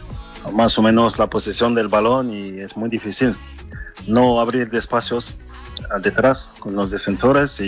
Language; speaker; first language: Spanish; non-native, fluent; French